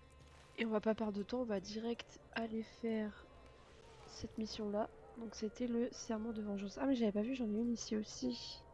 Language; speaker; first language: French; native; French